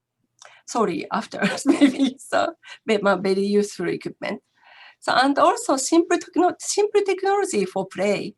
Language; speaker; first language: English; non-native, learner; Japanese